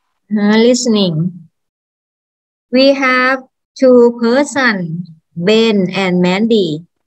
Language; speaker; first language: English; non-native, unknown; Thai